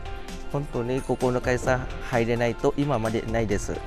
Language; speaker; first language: Japanese; non-native, learner; Vietnamese